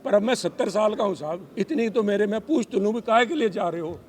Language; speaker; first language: Hindi; non-native, local second language; Punjabi